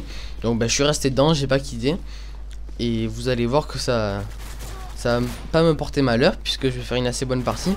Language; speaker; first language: French; native; French